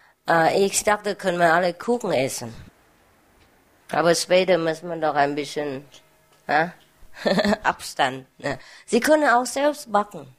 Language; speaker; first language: German; non-native, learner; Vietnamese